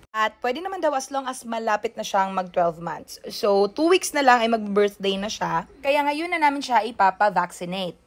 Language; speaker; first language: Filipino; non-native, local second language; Cebuano